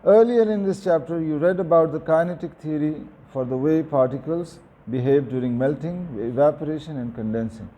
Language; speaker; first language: English; non-native, local second language; Urdu